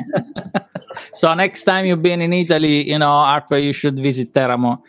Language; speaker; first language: English; non-native, fluent; Italian